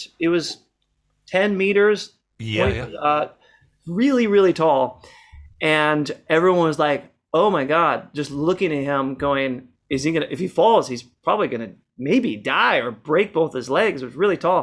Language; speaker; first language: English; native; English